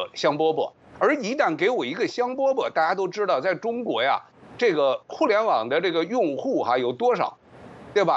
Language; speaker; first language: Chinese; native; Chinese